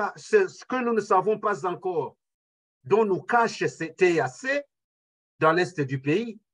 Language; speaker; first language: French; non-native, local second language; Kinyarwanda